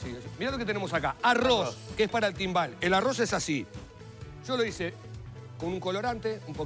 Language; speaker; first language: Spanish; native; Spanish